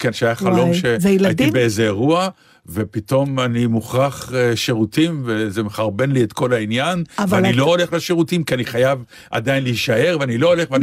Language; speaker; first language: Hebrew; native; Hebrew